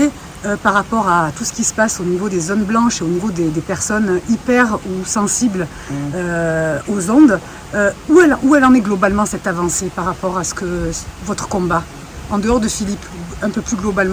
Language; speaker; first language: French; native; French